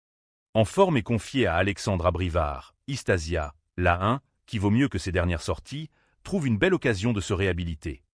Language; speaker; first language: French; native; French